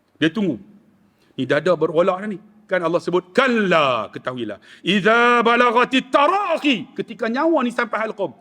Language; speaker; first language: Malay; native; Malay